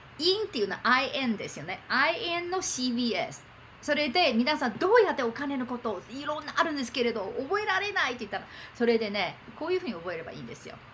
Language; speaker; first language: Japanese; non-native, fluent; Chinese